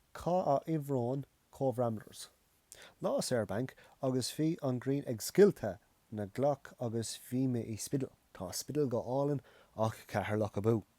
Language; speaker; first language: Irish; non-native, local second language; English